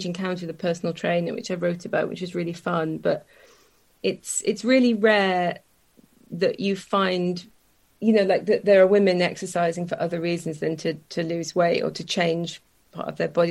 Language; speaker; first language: English; native; English